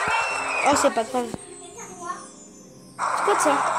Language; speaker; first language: French; native; French